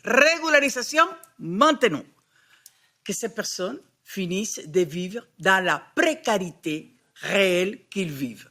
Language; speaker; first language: French; non-native, fluent; Spanish